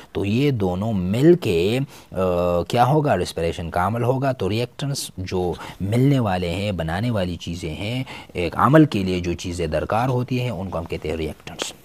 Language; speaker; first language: Urdu; non-native, local second language; Pashto